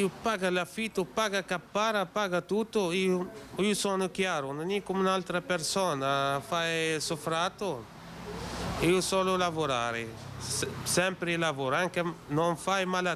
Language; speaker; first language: Italian; non-native, learner; Arabic